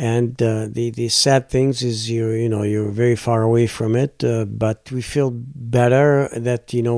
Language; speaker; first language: English; non-native, fluent; Arabic